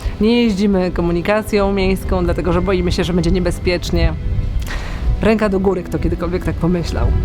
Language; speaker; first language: Polish; native; Polish